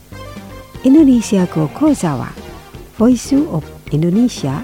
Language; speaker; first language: Japanese; non-native, fluent; Indonesian